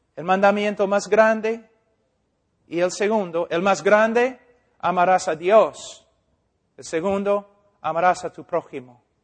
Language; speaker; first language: Spanish; non-native, fluent; English